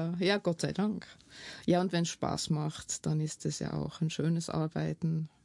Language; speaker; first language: German; native; German